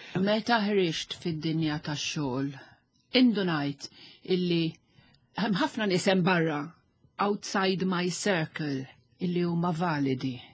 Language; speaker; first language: Maltese; non-native, local second language; English